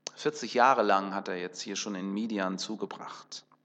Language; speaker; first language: German; early bilingual, other home language; Russian